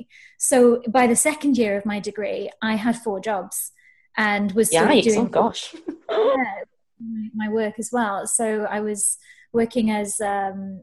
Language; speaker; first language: English; native; English